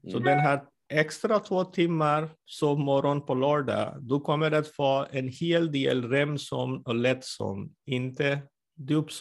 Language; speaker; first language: Swedish; non-native, fluent; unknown